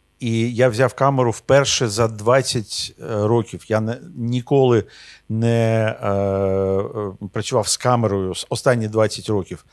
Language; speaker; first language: Ukrainian; non-native, local second language; Russian